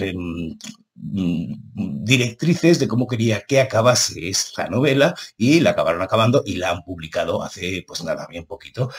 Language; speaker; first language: Spanish; native; Spanish